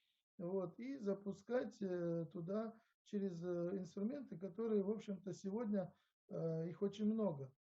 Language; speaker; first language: Russian; native; Russian